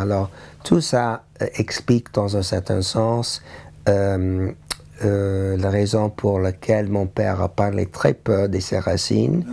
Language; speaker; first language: French; non-native, learner; English